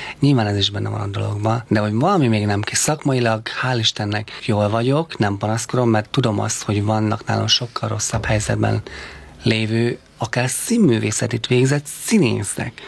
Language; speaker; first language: Hungarian; native; Hungarian